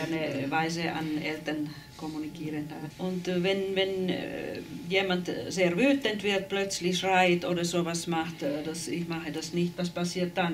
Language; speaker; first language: German; non-native, fluent; Finnish